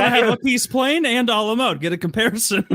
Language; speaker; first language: English; native; English